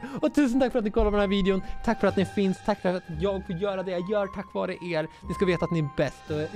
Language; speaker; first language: Swedish; native; Swedish